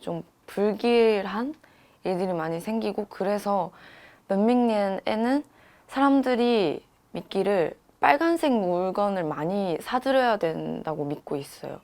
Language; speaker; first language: Korean; non-native, fluent; Chinese